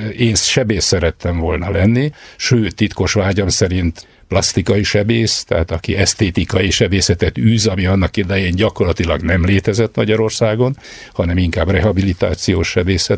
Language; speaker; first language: Hungarian; native; Hungarian